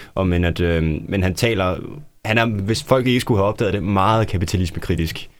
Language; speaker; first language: Danish; early bilingual, other home language; Icelandic